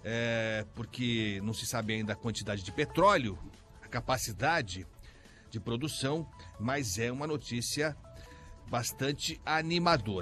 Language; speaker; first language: Portuguese; native; Portuguese